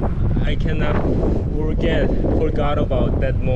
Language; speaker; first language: English; non-native, learner; Korean